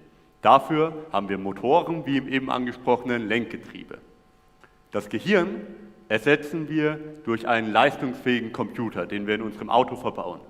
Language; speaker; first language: German; native; German